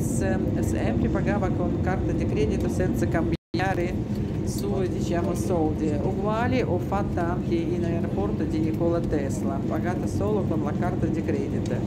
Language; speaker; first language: Italian; non-native, learner; Russian